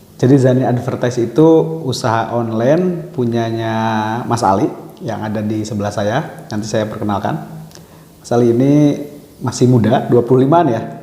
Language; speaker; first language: Indonesian; native; Indonesian